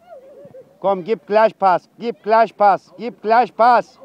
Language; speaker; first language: German; non-native, learner; Turkish